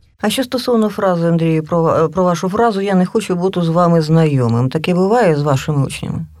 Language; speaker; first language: Ukrainian; native; Ukrainian